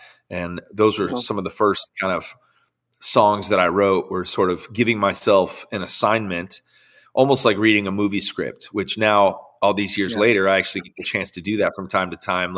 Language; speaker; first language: English; native; English